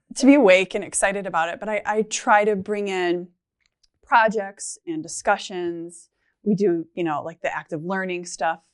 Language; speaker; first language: English; native; English